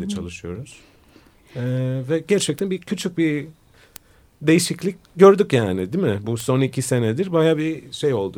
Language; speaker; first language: Turkish; non-native, fluent; Greek